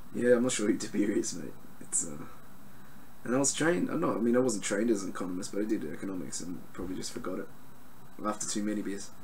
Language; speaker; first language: English; native; English